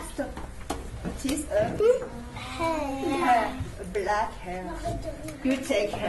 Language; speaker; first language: English; non-native, fluent; French